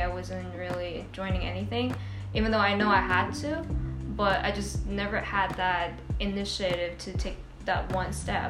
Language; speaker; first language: English; non-native, local second language; Cantonese